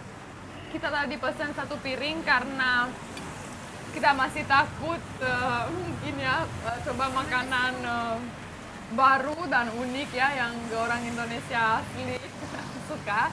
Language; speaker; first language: Indonesian; non-native, fluent; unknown